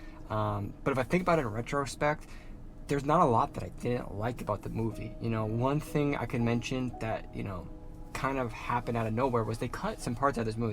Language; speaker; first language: English; native; English